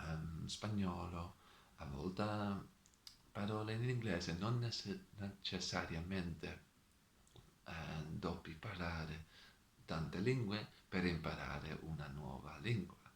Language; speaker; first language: Italian; non-native, learner; Dutch